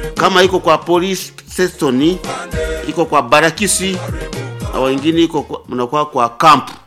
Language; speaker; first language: Swahili; non-native, local second language; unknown